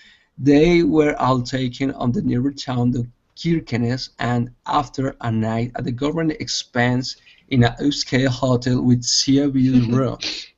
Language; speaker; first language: English; non-native, learner; Spanish